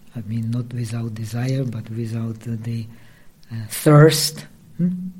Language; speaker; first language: English; non-native, fluent; Czech